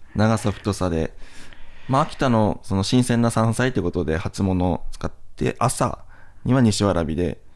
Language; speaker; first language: Japanese; native; Japanese